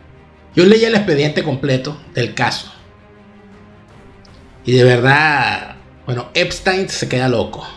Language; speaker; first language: Spanish; native; Spanish